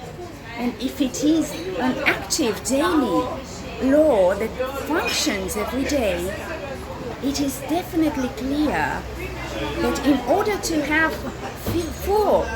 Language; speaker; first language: English; non-native, fluent; Italian